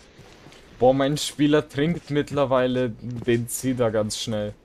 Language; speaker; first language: German; native; German